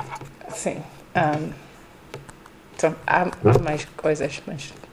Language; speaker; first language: Portuguese; non-native, learner; English